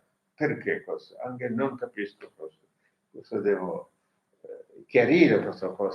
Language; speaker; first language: Italian; non-native, learner; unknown